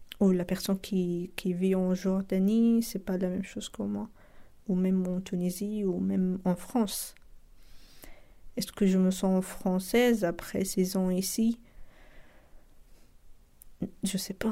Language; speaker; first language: French; non-native, local second language; Arabic